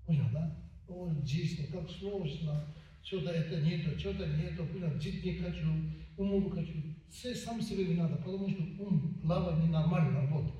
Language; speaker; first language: Russian; non-native, learner; Tibetan